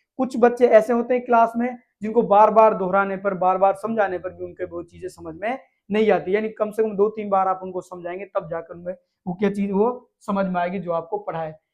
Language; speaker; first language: Hindi; native; Hindi